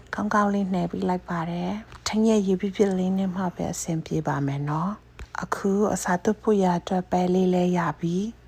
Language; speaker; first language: Burmese; non-native, local second language; Hakha Chin